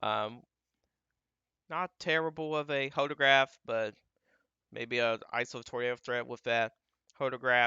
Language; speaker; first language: English; native; English